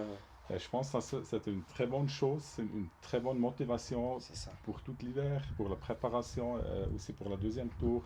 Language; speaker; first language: French; non-native, local second language; German